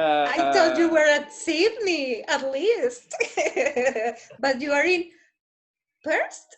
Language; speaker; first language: English; non-native, fluent; Spanish